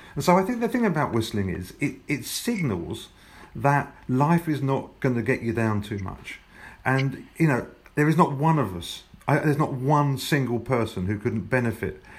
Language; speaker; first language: English; native; English